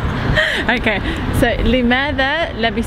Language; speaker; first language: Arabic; non-native, learner; English